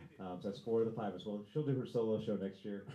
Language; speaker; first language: English; native; English